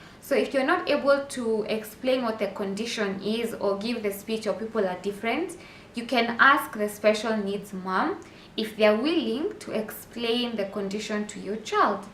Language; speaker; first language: English; non-native, local second language; Swahili